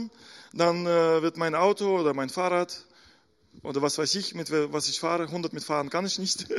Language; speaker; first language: German; non-native, fluent; Russian